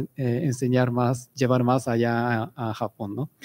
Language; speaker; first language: Spanish; non-native, fluent; Japanese